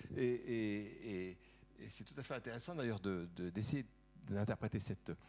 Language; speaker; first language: French; native; French